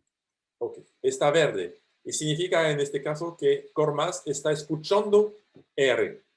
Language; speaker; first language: Spanish; non-native, fluent; French